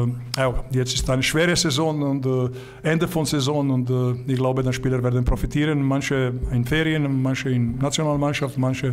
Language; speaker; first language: German; non-native, learner; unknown